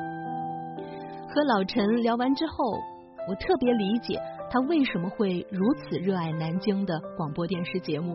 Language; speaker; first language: Chinese; native; Chinese